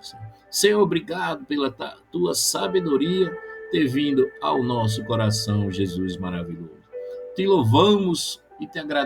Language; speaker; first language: Portuguese; native; Portuguese